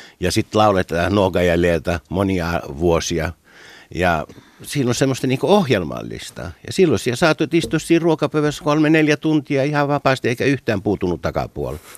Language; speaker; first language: Finnish; native; Finnish